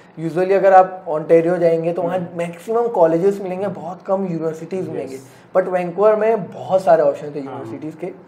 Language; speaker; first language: Hindi; non-native, local second language; Gujarati